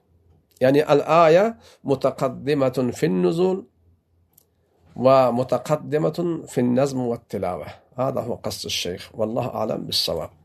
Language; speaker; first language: Arabic; non-native, fluent; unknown